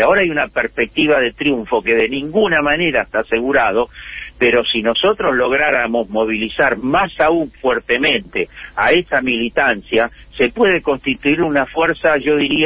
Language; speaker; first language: Spanish; native; Spanish